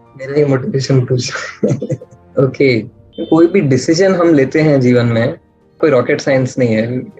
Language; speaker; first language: Hindi; native; Hindi